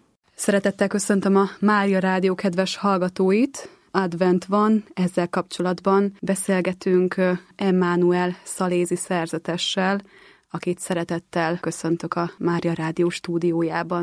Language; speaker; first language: Hungarian; native; Hungarian